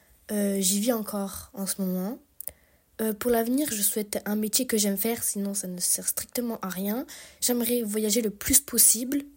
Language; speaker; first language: French; early bilingual, other home language; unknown